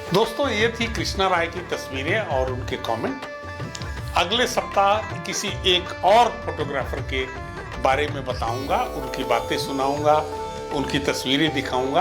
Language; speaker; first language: Hindi; native; Hindi